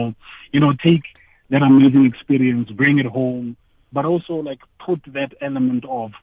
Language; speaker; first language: English; non-native, local second language; Tswana